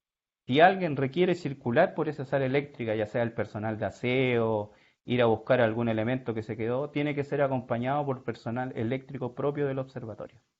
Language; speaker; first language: Spanish; native; Spanish